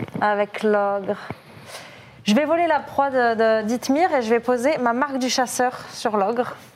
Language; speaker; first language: French; native; French